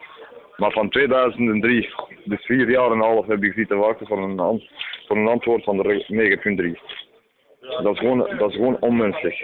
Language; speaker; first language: Dutch; non-native, fluent; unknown